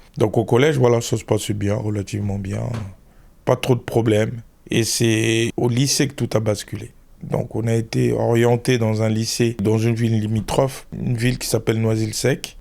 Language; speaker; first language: French; early bilingual, other home language; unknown